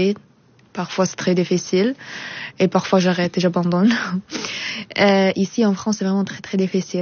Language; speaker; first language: French; non-native, fluent; Arabic